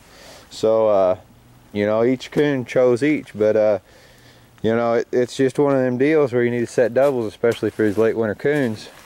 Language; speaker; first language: English; native; English